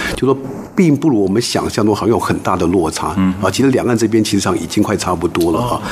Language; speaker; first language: Chinese; native; Chinese